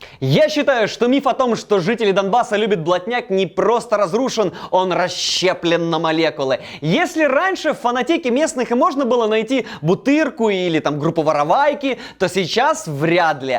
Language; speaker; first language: Russian; native; Russian